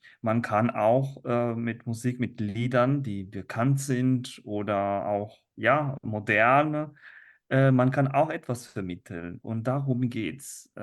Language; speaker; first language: German; non-native, fluent; Italian